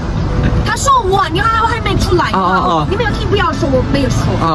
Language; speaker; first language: Chinese; non-native, learner; Russian